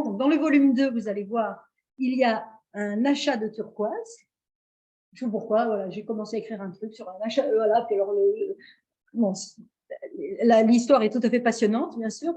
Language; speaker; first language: French; native; French